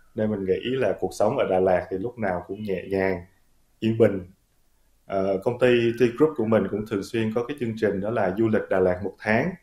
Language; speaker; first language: Vietnamese; native; Vietnamese